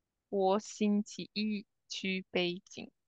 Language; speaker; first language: Chinese; non-native, learner; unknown